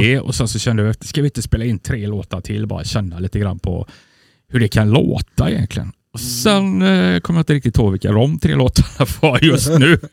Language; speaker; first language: Swedish; native; Swedish